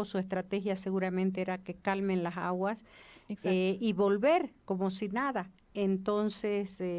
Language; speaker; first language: Spanish; native; Spanish